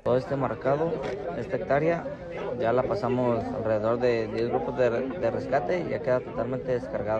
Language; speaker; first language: Spanish; native; Spanish